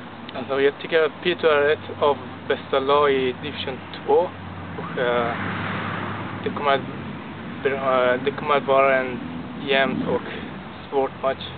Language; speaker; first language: Swedish; non-native, fluent; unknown